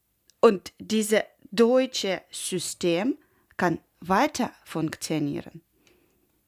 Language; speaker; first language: German; non-native, learner; Ukrainian